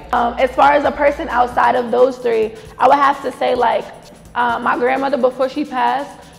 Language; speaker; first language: English; native; English